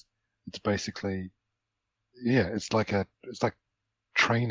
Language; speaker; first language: English; native; English